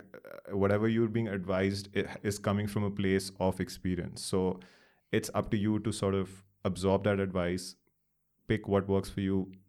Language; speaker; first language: English; non-native, local second language; Hindi